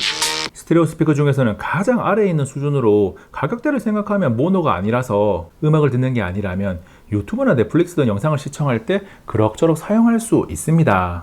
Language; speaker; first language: Korean; native; Korean